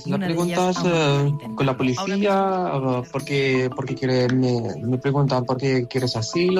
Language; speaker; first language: Spanish; non-native, learner; Arabic